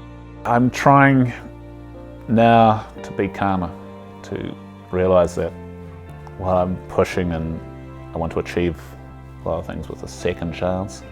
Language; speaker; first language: English; native; English